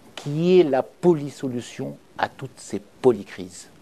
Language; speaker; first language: French; non-native, local second language; Arabic